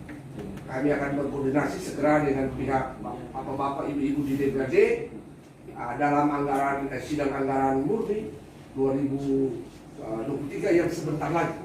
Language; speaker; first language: Indonesian; native; Indonesian